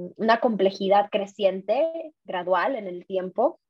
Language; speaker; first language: Spanish; native; Spanish